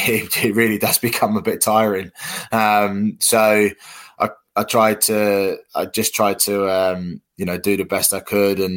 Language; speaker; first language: English; native; English